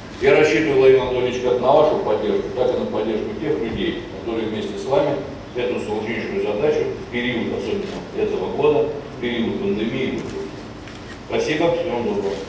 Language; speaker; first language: Russian; native; Russian